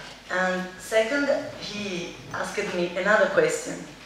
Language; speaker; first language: English; non-native, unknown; Italian